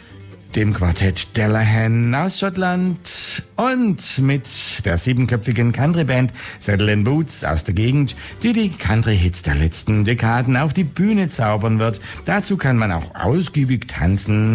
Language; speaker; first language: German; native; German